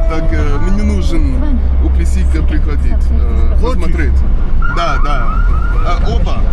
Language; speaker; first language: Russian; non-native, learner; English